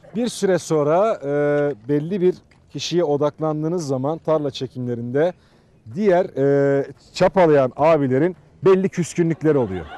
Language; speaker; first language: Turkish; native; Turkish